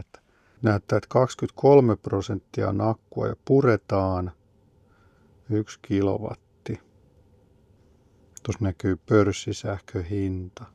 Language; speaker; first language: Finnish; native; Finnish